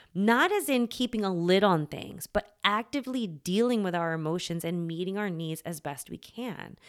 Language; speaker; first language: English; native; English